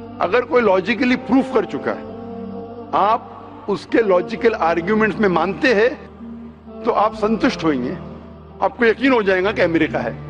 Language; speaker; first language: Hindi; non-native, local second language; Konkani